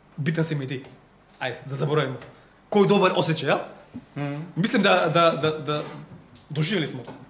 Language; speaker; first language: Serbian; non-native, fluent; Macedonian